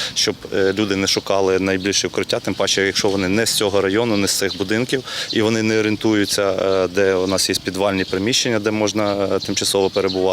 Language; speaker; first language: Ukrainian; native; Ukrainian